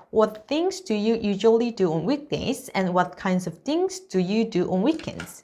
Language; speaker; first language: English; non-native, fluent; Korean